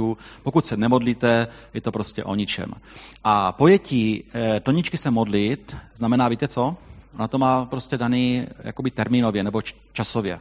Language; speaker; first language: Czech; native; Czech